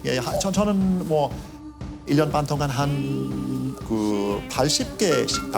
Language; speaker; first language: Korean; non-native, fluent; English